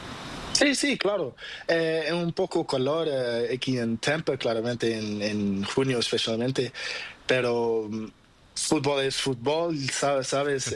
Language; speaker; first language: Spanish; non-native, learner; Portuguese